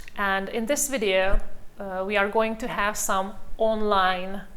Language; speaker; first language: English; non-native, fluent; Hungarian